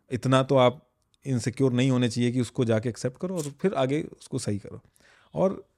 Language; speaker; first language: Hindi; native; Hindi